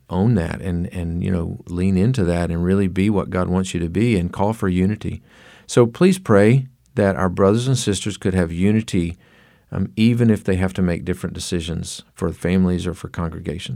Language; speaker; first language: English; native; English